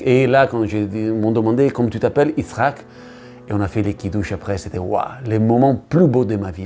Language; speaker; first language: French; non-native, learner; Italian